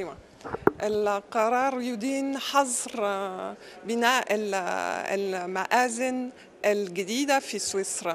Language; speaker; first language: Arabic; non-native, fluent; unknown